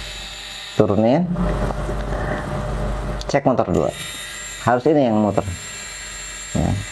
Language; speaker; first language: Indonesian; native; Indonesian